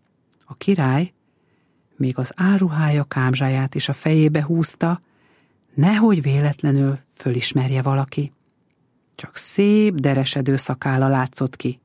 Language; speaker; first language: Hungarian; native; Hungarian